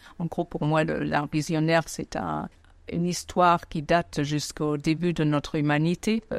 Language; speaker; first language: French; non-native, fluent; German